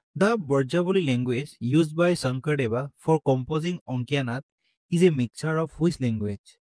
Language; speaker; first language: English; non-native, local second language; Assamese